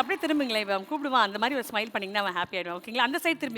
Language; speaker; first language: Tamil; native; Tamil